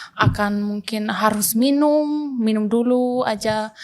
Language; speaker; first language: Indonesian; non-native, fluent; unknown